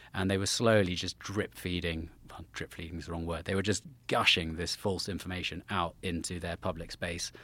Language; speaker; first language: English; native; English